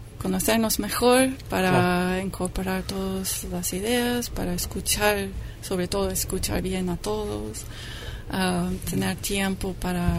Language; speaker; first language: Spanish; non-native, fluent; English